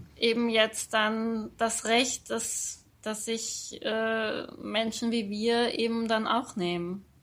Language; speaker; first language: German; early bilingual, other home language; Persian